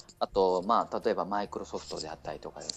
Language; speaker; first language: Japanese; native; Japanese